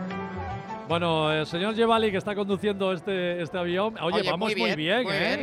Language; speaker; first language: Spanish; native; Spanish